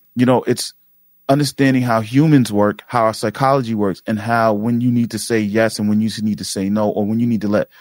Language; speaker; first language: English; native; English